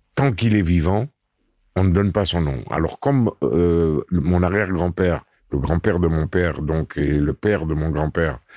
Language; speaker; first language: French; native; French